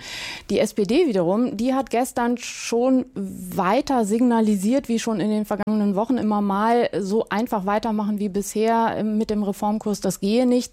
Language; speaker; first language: German; native; German